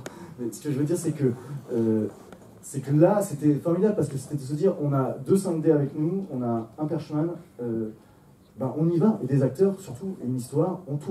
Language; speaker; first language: French; native; French